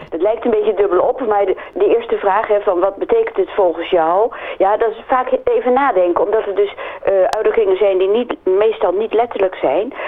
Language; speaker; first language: Dutch; native; Dutch